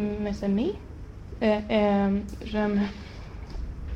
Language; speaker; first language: French; non-native, learner; Swedish